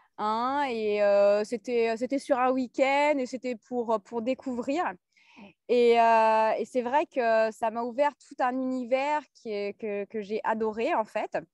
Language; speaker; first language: French; native; French